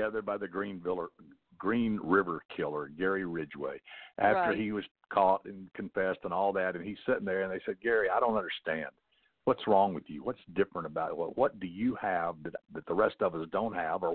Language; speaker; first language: English; native; English